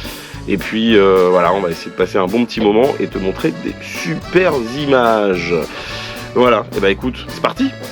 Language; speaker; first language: French; native; French